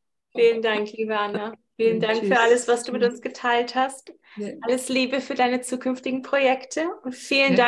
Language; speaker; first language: German; native; German